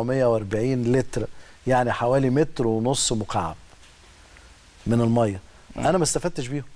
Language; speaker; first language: Arabic; native; Arabic